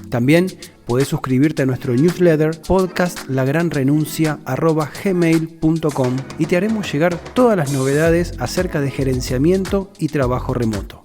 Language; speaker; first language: Spanish; native; Spanish